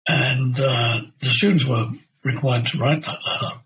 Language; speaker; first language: English; native; English